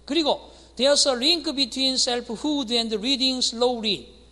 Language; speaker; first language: English; non-native, fluent; Korean